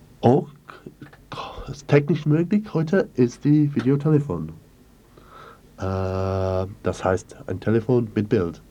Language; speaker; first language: German; non-native, learner; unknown